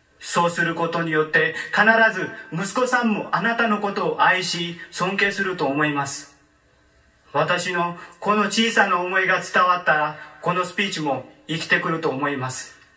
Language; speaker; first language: Japanese; non-native, learner; Marathi